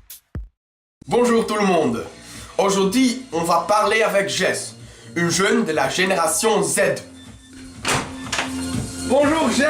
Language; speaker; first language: French; non-native, learner; Dutch